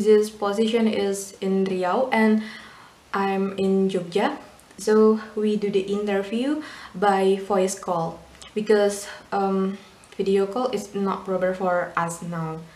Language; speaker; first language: English; non-native, learner; Indonesian